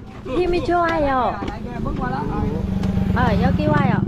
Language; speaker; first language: Korean; non-native, learner; Vietnamese